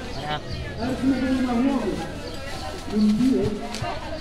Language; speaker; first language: Spanish; native; Spanish